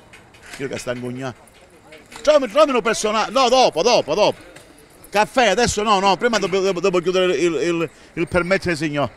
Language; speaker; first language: Italian; native; Italian